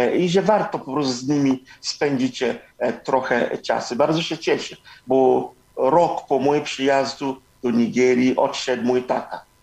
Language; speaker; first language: Polish; non-native, fluent; Igbo